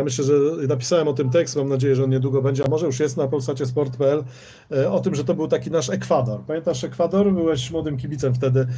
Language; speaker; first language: Polish; native; Polish